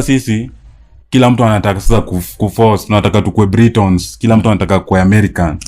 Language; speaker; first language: Swahili; native; Swahili